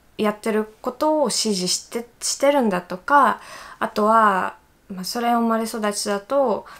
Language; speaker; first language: Japanese; non-native, fluent; Russian